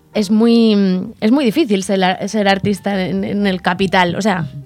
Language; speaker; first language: Spanish; native; Spanish